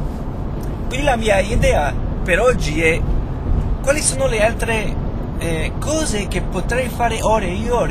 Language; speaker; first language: Italian; non-native, fluent; Spanish